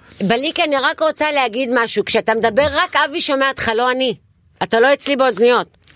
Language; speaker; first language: Hebrew; non-native, local second language; Arabic